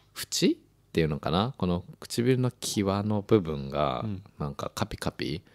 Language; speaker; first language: Japanese; native; Japanese